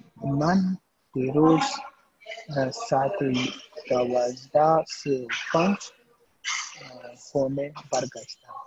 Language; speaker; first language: Persian; non-native, learner; Urdu